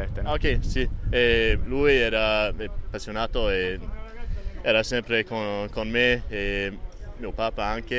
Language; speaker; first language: Italian; non-native, learner; English